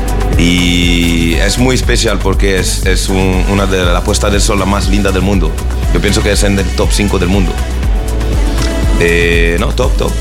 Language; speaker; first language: Spanish; non-native, learner; French